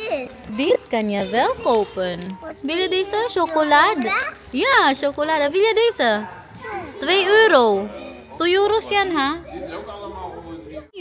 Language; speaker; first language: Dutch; non-native, learner; Filipino